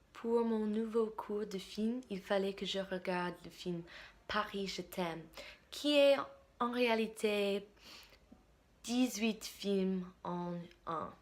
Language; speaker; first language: French; non-native, fluent; English